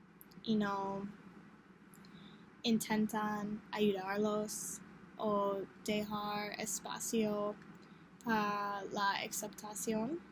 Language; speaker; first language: Spanish; non-native, learner; English